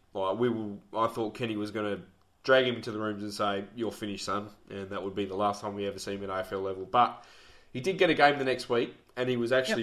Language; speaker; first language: English; native; English